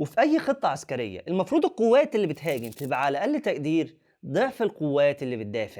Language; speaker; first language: Arabic; native; Arabic